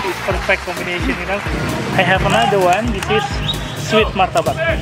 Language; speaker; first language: English; non-native, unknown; Indonesian